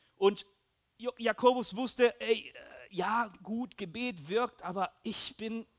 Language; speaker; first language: German; early bilingual, heritage; Spanish